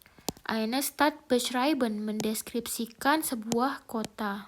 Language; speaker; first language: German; non-native, fluent; Indonesian